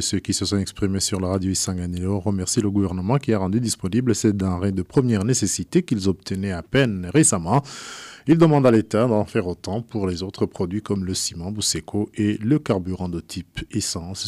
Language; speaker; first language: French; non-native, local second language; Rundi